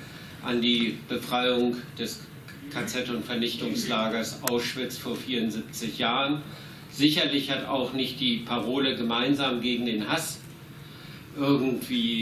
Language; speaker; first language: German; native; German